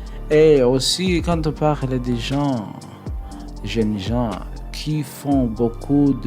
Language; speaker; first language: French; non-native, learner; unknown